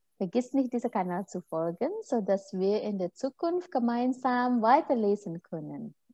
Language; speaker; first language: German; non-native, fluent; Indonesian